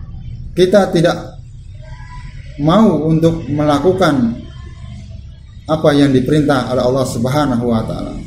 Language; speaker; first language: Indonesian; native; Indonesian